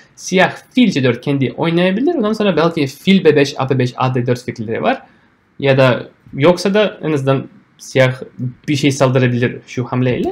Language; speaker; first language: Turkish; non-native, fluent; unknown